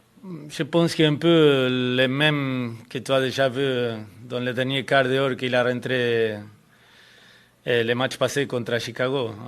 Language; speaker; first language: French; non-native, fluent; Spanish